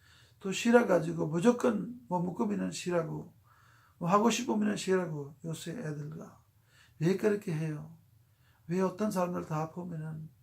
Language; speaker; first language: Korean; non-native, fluent; Urdu